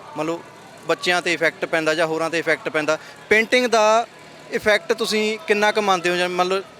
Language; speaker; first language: Punjabi; native; Punjabi